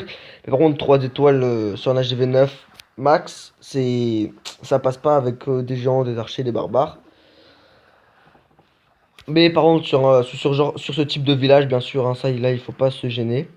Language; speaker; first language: French; native; French